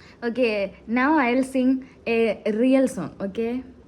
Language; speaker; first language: English; non-native, local second language; Malayalam